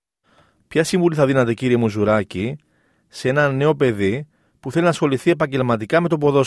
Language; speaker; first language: Greek; native; Greek